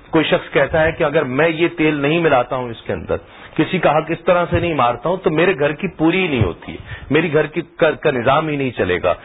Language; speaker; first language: Urdu; native; Urdu